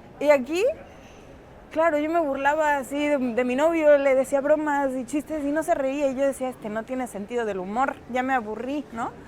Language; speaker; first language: Spanish; native; Spanish